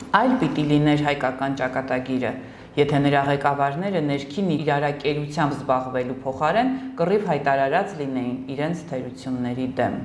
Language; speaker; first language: Armenian; native; Armenian